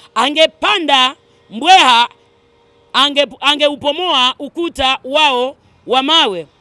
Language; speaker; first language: Swahili; non-native, local second language; Luyia